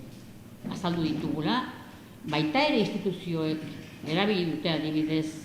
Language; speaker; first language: Basque; non-native, local second language; Spanish